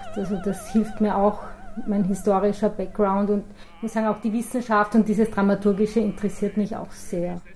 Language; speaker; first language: German; native; German